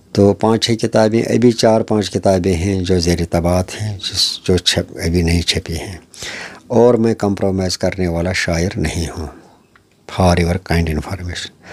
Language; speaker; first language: Hindi; non-native, local second language; Kashmiri